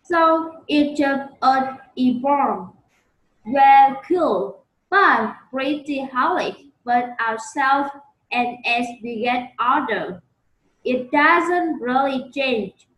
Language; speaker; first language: English; non-native, learner; Vietnamese